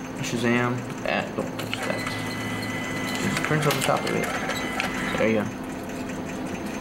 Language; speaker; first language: English; native; English